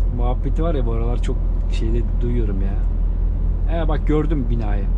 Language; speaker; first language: Turkish; native; Turkish